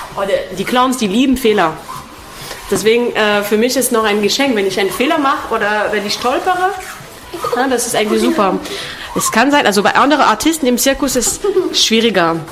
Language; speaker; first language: German; non-native, fluent; French